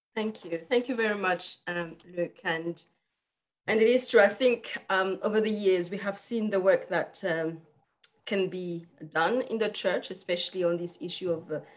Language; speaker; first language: English; non-native, local second language; Kinyarwanda